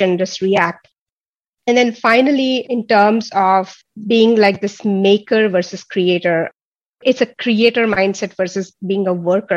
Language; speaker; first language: English; non-native, local second language; Hindi